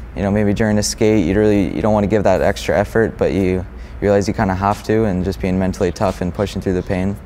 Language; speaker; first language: English; native; English